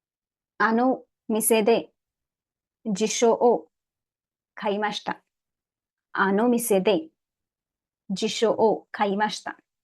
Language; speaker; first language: Japanese; non-native, learner; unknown